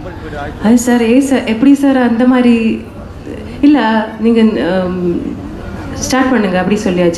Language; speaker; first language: Tamil; non-native, learner; Malayalam